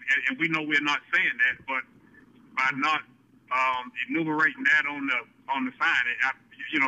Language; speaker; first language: English; native; English